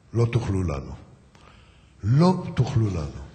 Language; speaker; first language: Hebrew; early bilingual, other home language; Yiddish